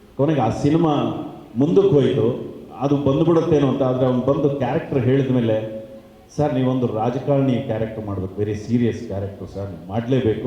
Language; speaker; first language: Kannada; native; Kannada